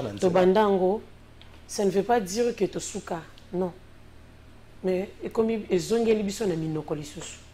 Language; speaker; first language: Lingala; non-native, local second language; Kongo